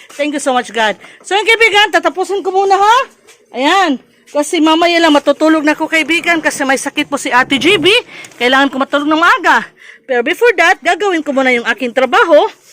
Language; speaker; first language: Filipino; non-native, local second language; Cebuano